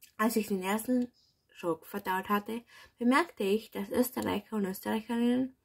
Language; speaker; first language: German; early bilingual, other home language; Spanish